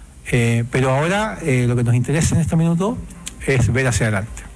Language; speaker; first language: Spanish; native; Spanish